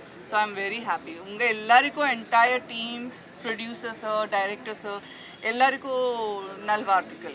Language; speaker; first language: Tamil; non-native, local second language; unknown